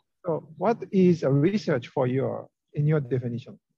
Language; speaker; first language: English; non-native, fluent; Japanese